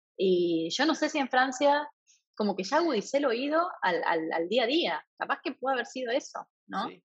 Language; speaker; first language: Spanish; native; Spanish